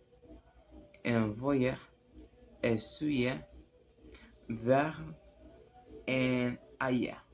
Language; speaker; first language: French; non-native, learner; Spanish